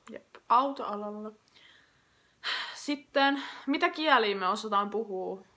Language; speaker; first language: Finnish; native; Finnish